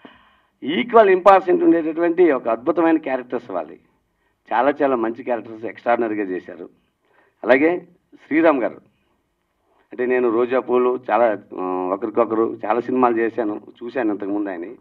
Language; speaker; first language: Telugu; native; Telugu